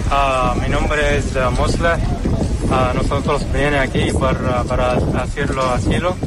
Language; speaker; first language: Spanish; non-native, learner; Arabic